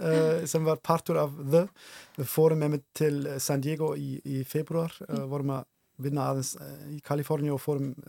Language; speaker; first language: Icelandic; non-native, fluent; German